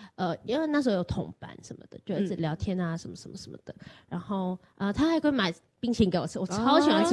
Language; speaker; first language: Chinese; native; Chinese